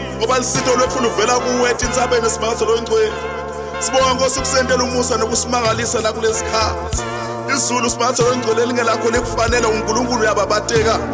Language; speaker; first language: Zulu; non-native, local second language; Swati